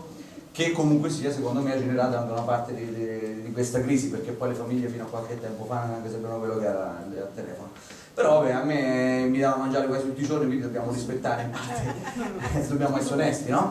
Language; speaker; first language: Italian; native; Italian